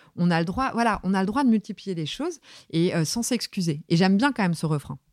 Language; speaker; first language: French; native; French